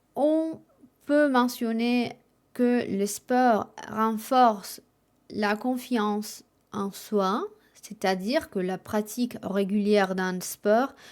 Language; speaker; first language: French; non-native, fluent; Spanish